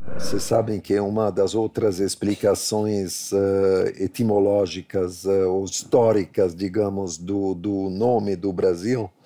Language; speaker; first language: Portuguese; non-native, fluent; Italian